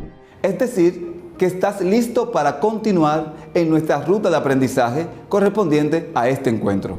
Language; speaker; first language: Spanish; native; Spanish